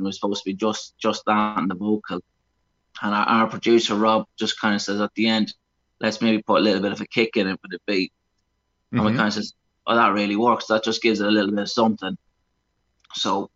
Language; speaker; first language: English; native; English